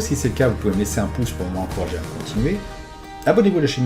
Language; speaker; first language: French; native; French